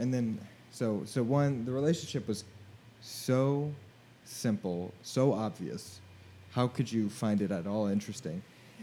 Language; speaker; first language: English; native; English